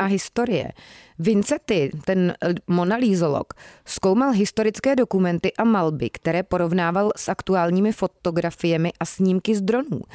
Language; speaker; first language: Czech; native; Czech